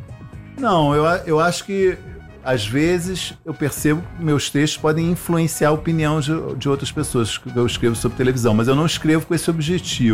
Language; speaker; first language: Portuguese; native; Portuguese